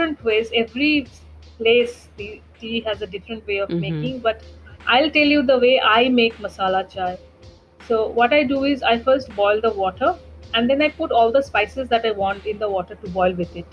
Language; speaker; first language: English; non-native, local second language; Bangla